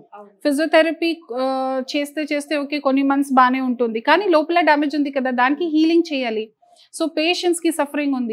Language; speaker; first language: Telugu; non-native, fluent; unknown